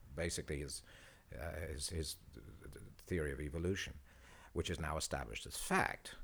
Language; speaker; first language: English; native; English